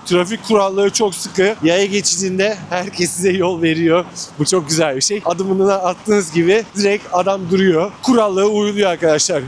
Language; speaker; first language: Turkish; native; Turkish